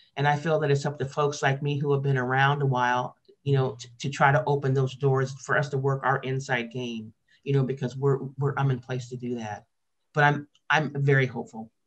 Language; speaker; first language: English; native; English